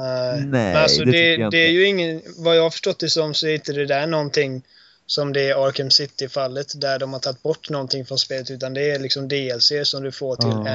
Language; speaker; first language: Swedish; native; Swedish